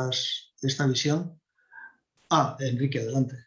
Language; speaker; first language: Spanish; native; Spanish